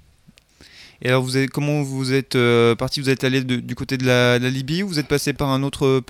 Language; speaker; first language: French; native; French